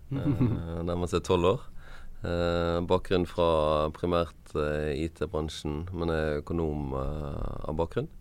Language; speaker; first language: Norwegian; native; Norwegian